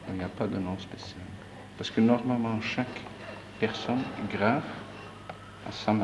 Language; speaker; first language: French; non-native, fluent; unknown